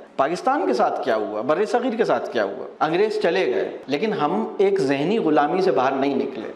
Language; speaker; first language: Urdu; native; Urdu